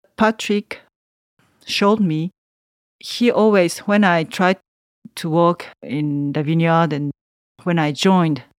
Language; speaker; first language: English; non-native, learner; Japanese